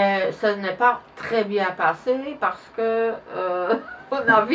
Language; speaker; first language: French; non-native, local second language; Dutch